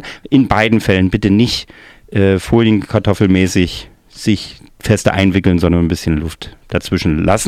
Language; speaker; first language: German; native; German